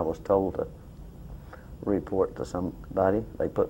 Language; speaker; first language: English; native; English